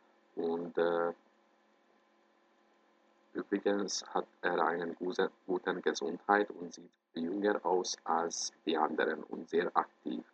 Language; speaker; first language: German; non-native, fluent; Hungarian